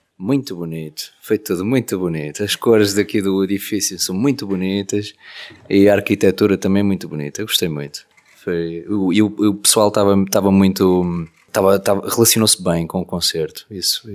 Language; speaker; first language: Portuguese; native; Portuguese